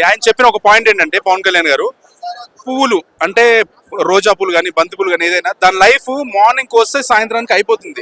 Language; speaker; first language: Telugu; native; Telugu